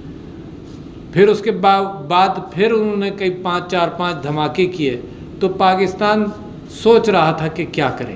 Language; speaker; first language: Urdu; native; Urdu